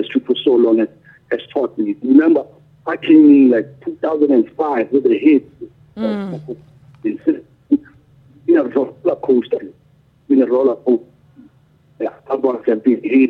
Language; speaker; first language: English; non-native, local second language; Tswana